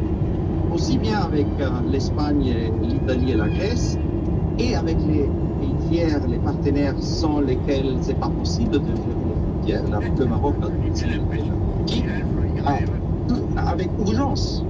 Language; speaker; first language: French; non-native, fluent; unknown